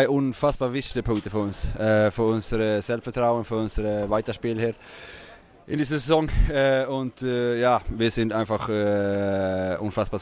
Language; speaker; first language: German; non-native, fluent; Swedish